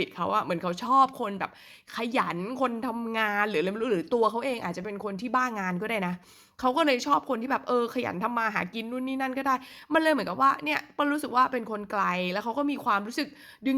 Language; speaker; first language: Thai; native; Thai